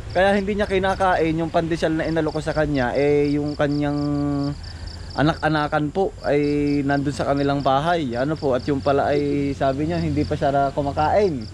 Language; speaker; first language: Filipino; native; Filipino